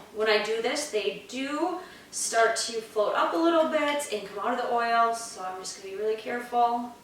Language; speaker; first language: English; native; English